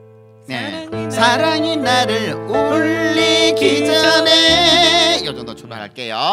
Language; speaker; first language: Korean; native; Korean